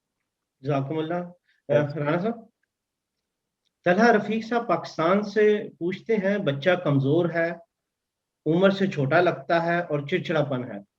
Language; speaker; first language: Urdu; native; Urdu